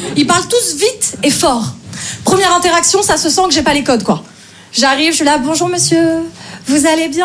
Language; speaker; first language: French; native; French